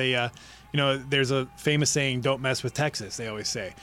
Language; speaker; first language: English; native; English